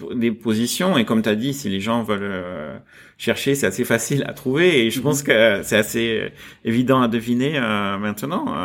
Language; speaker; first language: French; native; French